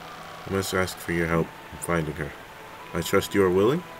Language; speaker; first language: English; native; English